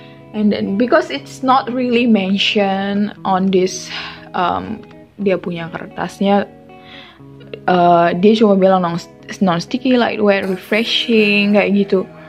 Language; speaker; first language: English; non-native, local second language; Malay